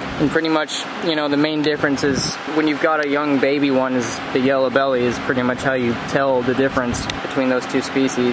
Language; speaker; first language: English; native; English